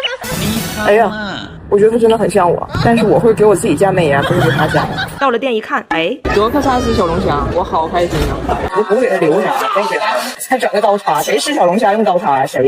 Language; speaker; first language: Chinese; native; Chinese